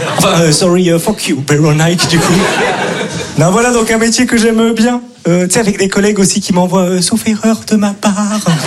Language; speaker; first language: French; native; French